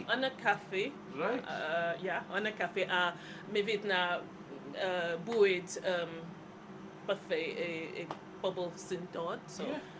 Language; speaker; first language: Welsh; non-native, learner; English